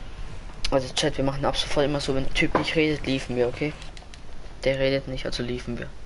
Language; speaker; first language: German; native; German